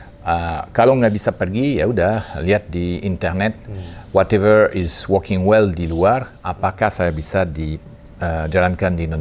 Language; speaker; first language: Indonesian; non-native, fluent; French